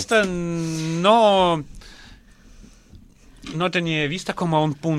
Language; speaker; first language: Spanish; non-native, learner; Russian